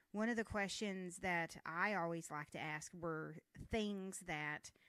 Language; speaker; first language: English; native; English